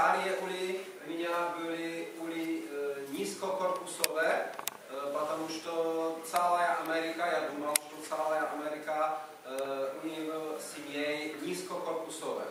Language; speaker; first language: Russian; non-native, learner; Czech